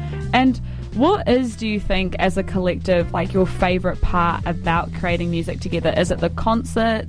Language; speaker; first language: English; native; English